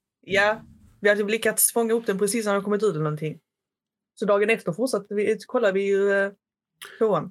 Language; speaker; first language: Swedish; early bilingual, other home language; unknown